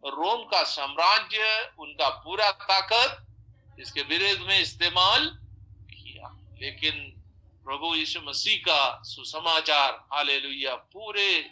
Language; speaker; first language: Hindi; non-native, local second language; Odia